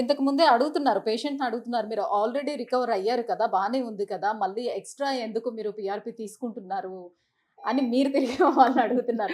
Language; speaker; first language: Telugu; native; Telugu